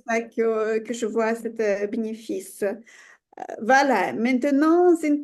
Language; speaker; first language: French; non-native, fluent; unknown